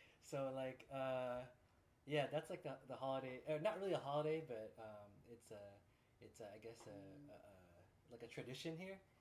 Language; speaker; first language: English; native; English